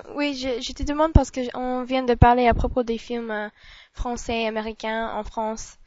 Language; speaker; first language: French; non-native, learner; English